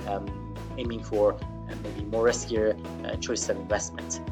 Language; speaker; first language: English; non-native, fluent; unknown